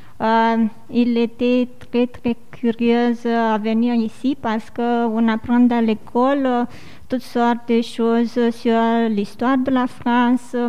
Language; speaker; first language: French; non-native, fluent; Romanian